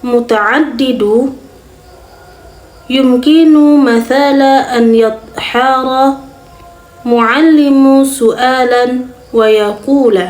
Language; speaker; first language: Arabic; non-native, fluent; Indonesian